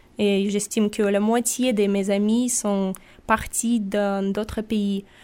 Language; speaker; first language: French; non-native, fluent; Russian